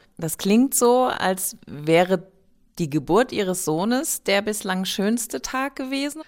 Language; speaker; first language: German; native; German